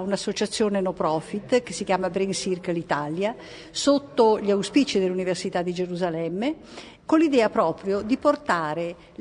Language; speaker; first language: Italian; native; Italian